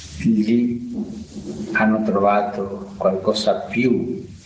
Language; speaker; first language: Italian; non-native, fluent; Spanish